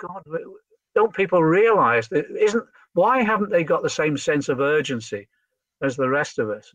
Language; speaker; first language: English; native; English